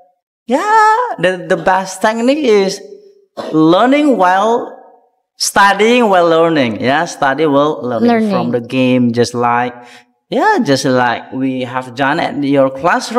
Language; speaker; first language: English; non-native, fluent; Indonesian